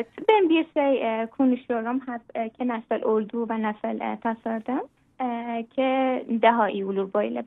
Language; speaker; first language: Turkish; non-native, learner; Persian